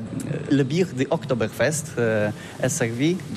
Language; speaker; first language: French; non-native, learner; Polish